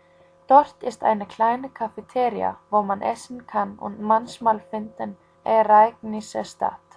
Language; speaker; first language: German; non-native, learner; Icelandic